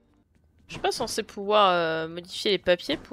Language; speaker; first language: French; native; French